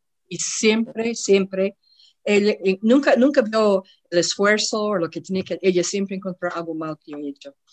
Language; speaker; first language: Spanish; non-native, learner; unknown